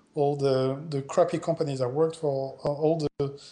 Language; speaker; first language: English; non-native, fluent; French